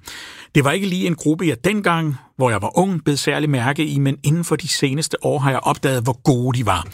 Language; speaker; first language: Danish; native; Danish